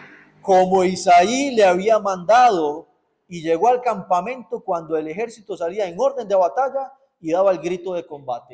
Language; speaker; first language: Spanish; native; Spanish